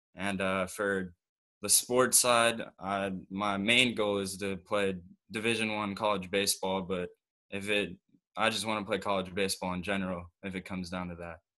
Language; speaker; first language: English; native; English